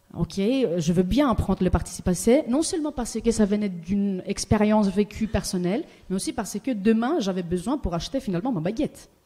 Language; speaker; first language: French; non-native, fluent; Greek